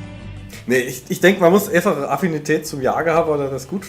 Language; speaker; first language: German; native; German